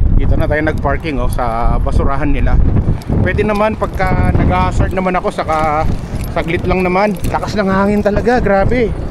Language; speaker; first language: Filipino; native; Filipino